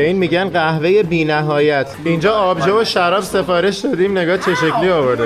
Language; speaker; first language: Persian; native; Persian